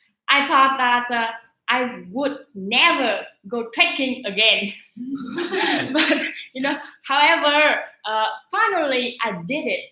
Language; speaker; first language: English; non-native, learner; Vietnamese